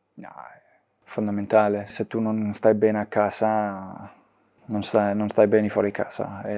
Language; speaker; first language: Italian; non-native, fluent; Danish